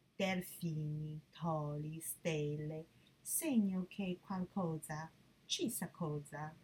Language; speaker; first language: Italian; non-native, learner; Chinese